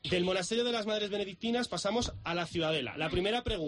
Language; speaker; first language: Spanish; native; Spanish